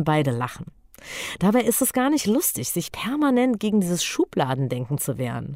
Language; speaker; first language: German; native; German